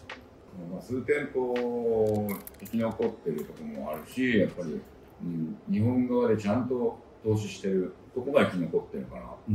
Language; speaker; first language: Japanese; native; Japanese